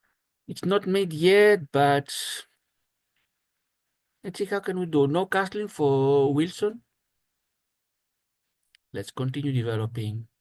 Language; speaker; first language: English; non-native, fluent; Greek